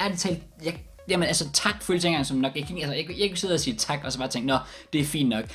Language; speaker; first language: Danish; native; Danish